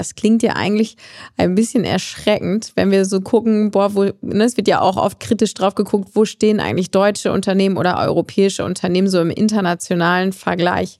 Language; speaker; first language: German; native; German